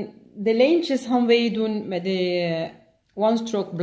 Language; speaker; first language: Dutch; non-native, fluent; Spanish